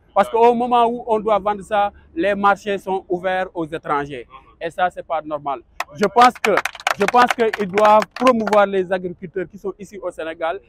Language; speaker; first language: French; non-native, local second language; Wolof